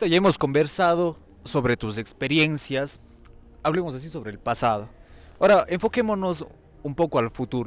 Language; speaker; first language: Spanish; native; Spanish